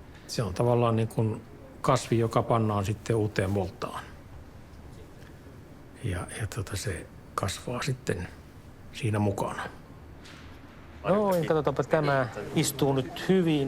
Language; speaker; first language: Finnish; native; Finnish